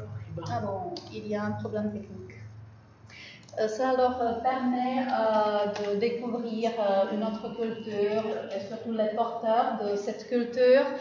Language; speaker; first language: French; non-native, fluent; Czech